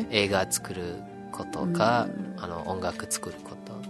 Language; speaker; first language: Japanese; non-native, learner; English